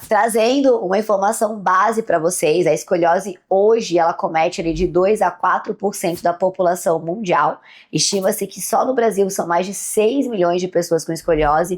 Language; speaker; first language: Portuguese; native; Portuguese